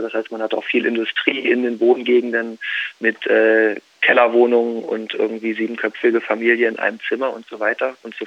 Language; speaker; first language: German; native; German